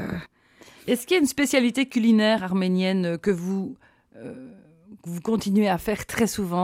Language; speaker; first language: French; native; French